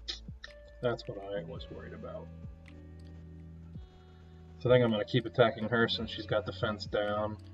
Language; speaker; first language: English; native; English